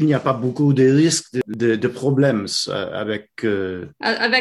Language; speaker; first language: French; non-native, learner; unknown